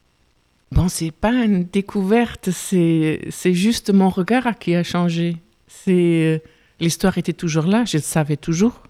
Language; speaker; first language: French; non-native, fluent; German